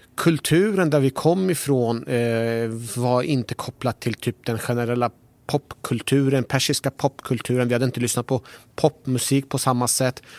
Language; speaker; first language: Swedish; early bilingual, other home language; Persian